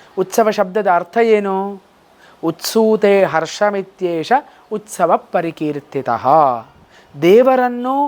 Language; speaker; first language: Kannada; native; Kannada